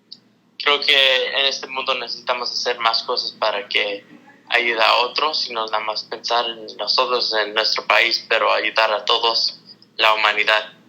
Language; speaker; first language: Spanish; early bilingual, heritage; Spanish